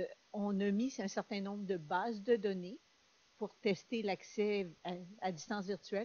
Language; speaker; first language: French; native; French